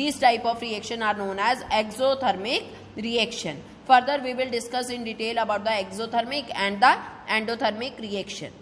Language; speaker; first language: English; non-native, local second language; Hindi